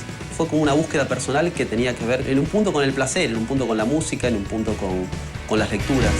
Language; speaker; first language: Spanish; native; Spanish